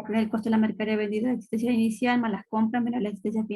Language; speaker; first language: Spanish; native; Spanish